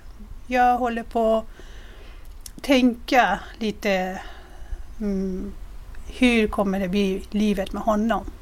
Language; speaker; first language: Swedish; non-native, fluent; Persian